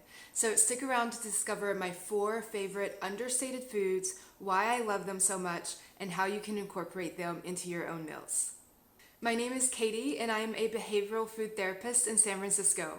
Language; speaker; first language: English; native; English